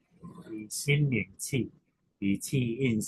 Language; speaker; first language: Chinese; native; Chinese